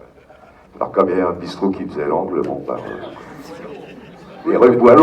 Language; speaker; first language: French; native; French